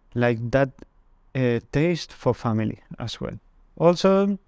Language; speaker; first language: English; non-native, fluent; Spanish